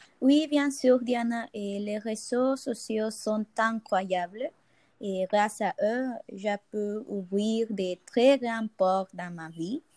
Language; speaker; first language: French; non-native, fluent; Spanish